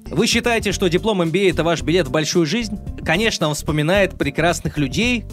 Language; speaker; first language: Russian; native; Russian